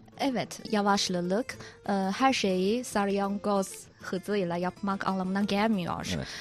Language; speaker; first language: Turkish; non-native, fluent; Chinese